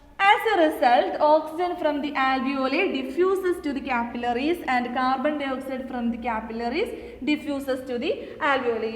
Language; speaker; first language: English; non-native, local second language; Malayalam